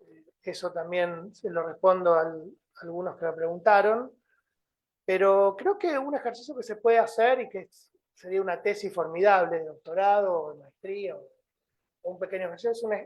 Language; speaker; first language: Spanish; native; Spanish